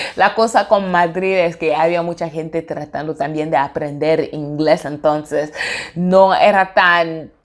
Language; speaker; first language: Spanish; non-native, fluent; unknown